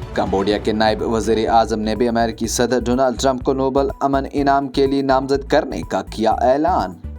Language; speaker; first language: Urdu; non-native, local second language; Kashmiri